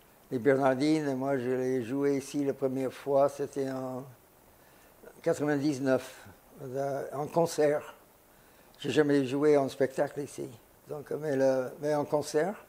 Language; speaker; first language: French; non-native, fluent; English